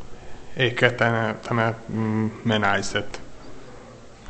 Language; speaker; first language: Finnish; non-native, learner; Hungarian